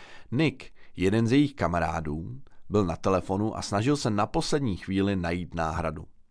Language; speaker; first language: Czech; native; Czech